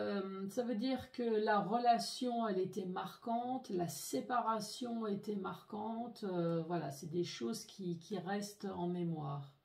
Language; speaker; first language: French; native; French